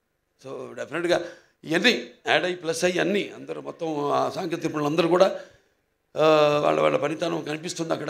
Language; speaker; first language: Telugu; native; Telugu